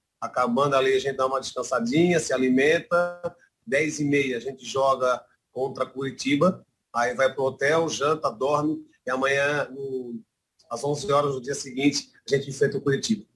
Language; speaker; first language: Portuguese; native; Portuguese